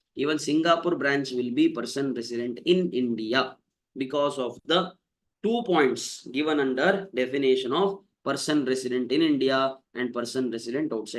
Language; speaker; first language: English; non-native, local second language; Kannada